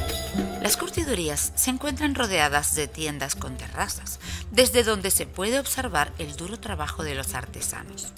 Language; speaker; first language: Spanish; native; Spanish